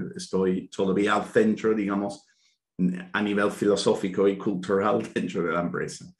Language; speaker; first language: Spanish; non-native, fluent; English